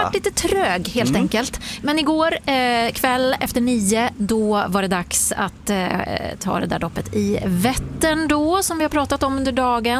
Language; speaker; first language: Swedish; native; Swedish